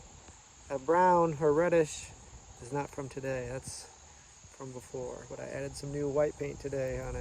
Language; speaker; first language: English; native; English